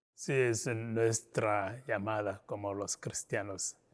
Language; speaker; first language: Spanish; non-native, fluent; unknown